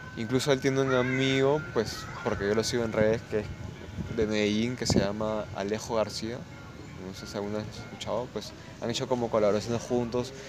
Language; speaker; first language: Spanish; native; Spanish